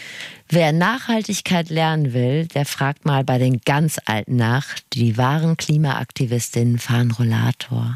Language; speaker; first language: German; native; German